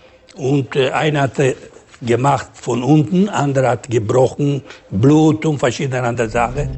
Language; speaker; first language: German; non-native, learner; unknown